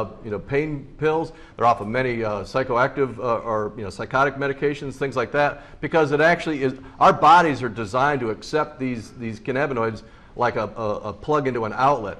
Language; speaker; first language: English; native; English